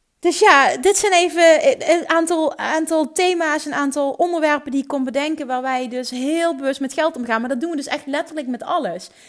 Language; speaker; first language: Dutch; native; Dutch